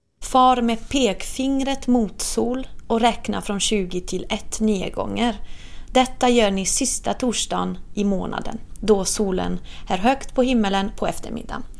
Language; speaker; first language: Swedish; non-native, fluent; Italian